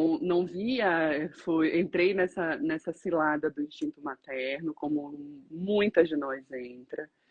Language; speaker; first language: Portuguese; native; Portuguese